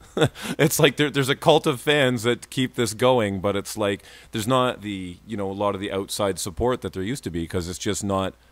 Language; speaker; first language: English; native; English